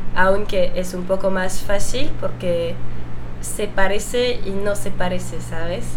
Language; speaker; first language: Spanish; non-native, fluent; French